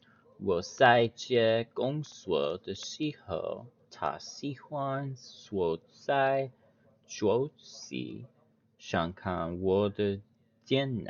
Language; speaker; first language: Chinese; non-native, learner; English